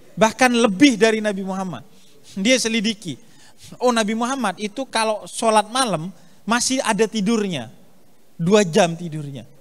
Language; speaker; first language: Indonesian; native; Indonesian